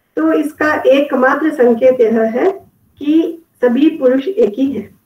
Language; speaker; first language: Hindi; non-native, local second language; Kannada